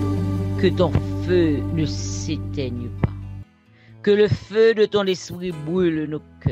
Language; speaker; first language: French; non-native, local second language; Haitian Creole